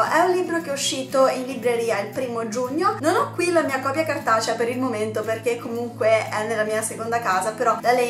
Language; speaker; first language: Italian; native; Italian